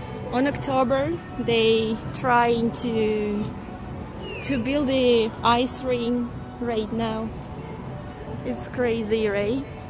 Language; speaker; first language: English; non-native, fluent; Russian